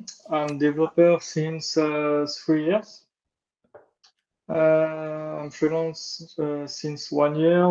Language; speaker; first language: English; non-native, learner; French